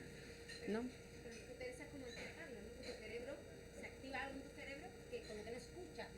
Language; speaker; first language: Spanish; native; Spanish